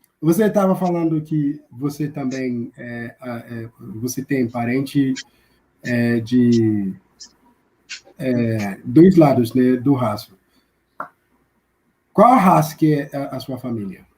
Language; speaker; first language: Portuguese; non-native, learner; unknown